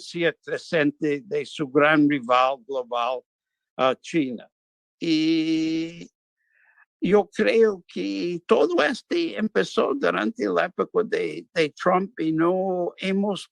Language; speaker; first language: Spanish; non-native, fluent; English